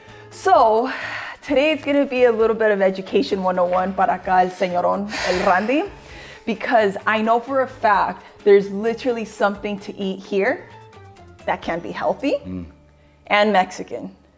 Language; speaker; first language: English; early bilingual, other home language; Spanish